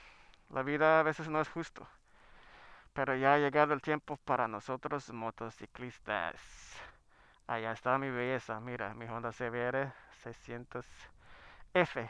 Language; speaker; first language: Spanish; non-native, fluent; Swedish